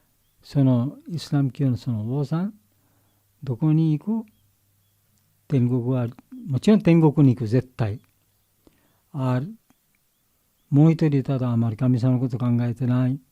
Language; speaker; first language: Japanese; non-native, learner; Bangla